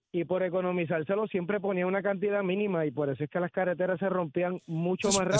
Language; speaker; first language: Spanish; native; Spanish